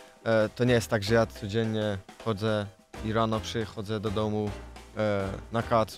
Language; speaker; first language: Polish; early bilingual, other home language; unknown